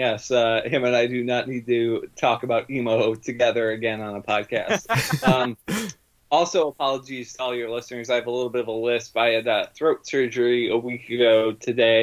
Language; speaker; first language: English; native; English